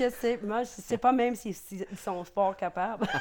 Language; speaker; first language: French; non-native, local second language; English